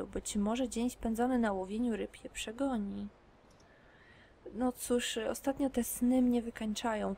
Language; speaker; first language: Polish; native; Polish